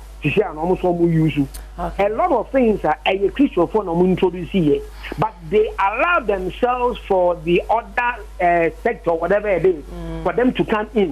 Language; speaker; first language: English; non-native, learner; Akan